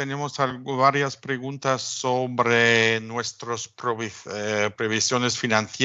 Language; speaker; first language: Spanish; non-native, fluent; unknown